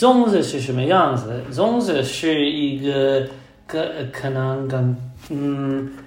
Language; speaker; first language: Chinese; non-native, learner; English